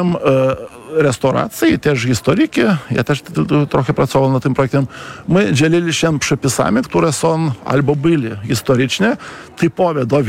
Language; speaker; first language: Polish; non-native, fluent; Lithuanian